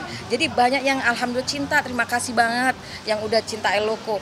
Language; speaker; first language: Indonesian; native; Indonesian